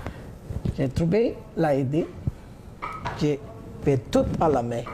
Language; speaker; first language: French; non-native, learner; Bangla